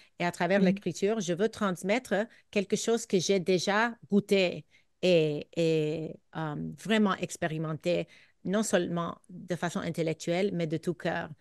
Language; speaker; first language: French; non-native, fluent; English